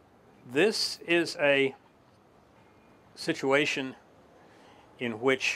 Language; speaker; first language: English; native; English